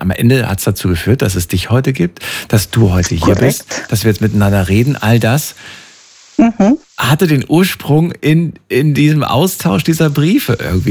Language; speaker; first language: German; native; German